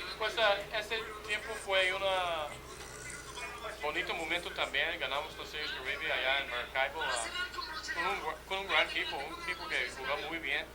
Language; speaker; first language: Spanish; non-native, fluent; English